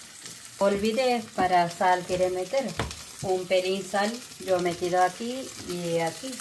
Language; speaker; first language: Spanish; non-native, learner; Malayalam